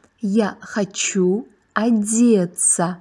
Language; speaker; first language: Russian; non-native, fluent; Uzbek